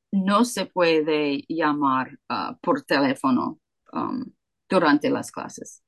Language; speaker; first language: Spanish; non-native, fluent; Russian